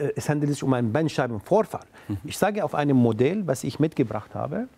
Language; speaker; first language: German; non-native, fluent; Arabic